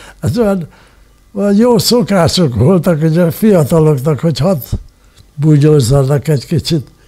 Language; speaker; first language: Hungarian; non-native, local second language; German